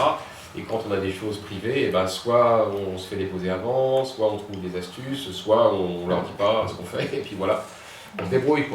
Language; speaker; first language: French; native; French